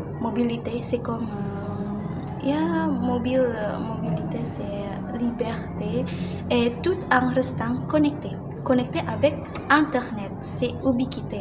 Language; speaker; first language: French; non-native, learner; Indonesian